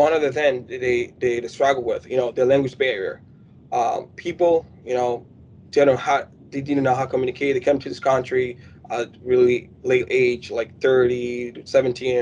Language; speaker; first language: English; non-native, fluent; Spanish